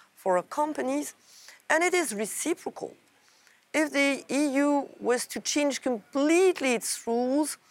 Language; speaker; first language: English; non-native, fluent; French